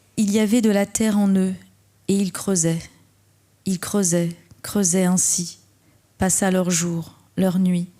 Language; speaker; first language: French; native; French